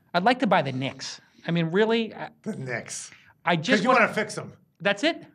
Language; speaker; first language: English; native; English